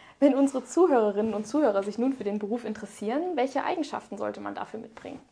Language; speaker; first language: German; native; German